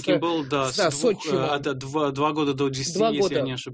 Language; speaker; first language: Russian; non-native, fluent; English